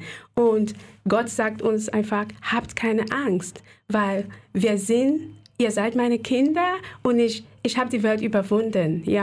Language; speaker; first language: German; non-native, fluent; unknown